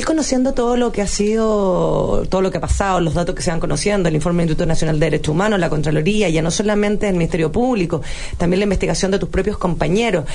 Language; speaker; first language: Spanish; native; Spanish